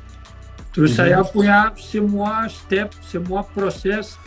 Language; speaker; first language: Indonesian; non-native, fluent; Portuguese